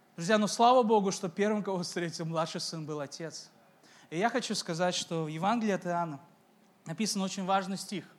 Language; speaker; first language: Russian; native; Russian